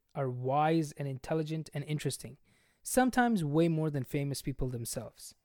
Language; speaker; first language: English; non-native, local second language; Bangla